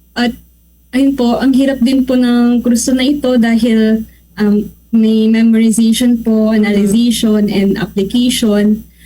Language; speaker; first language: Filipino; non-native, local second language; Pangasinan